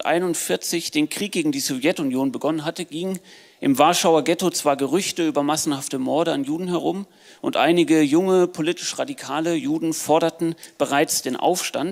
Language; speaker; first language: German; native; German